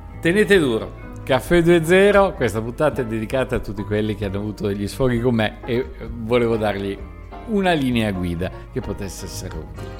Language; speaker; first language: Italian; native; Italian